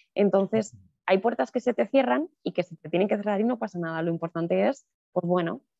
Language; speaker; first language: Spanish; native; Spanish